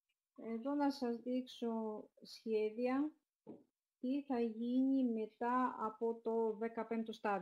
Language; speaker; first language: Greek; non-native, fluent; Russian